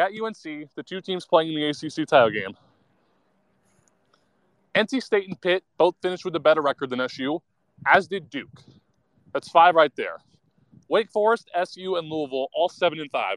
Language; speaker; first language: English; native; English